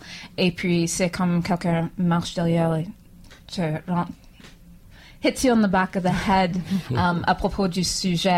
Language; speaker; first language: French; non-native, fluent; English